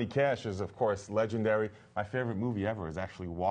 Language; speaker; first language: English; native; English